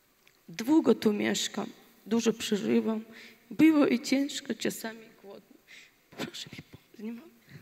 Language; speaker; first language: Polish; non-native, learner; Chechen